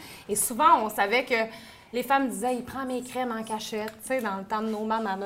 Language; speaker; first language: French; native; French